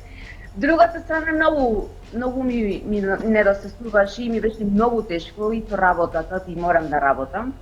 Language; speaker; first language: Macedonian; non-native, fluent; Spanish